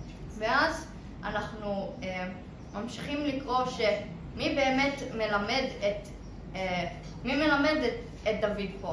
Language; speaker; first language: Hebrew; early bilingual, other home language; English